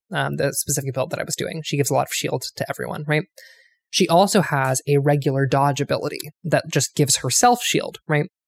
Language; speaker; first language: English; native; English